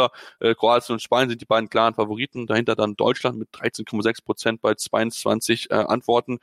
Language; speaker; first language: German; native; German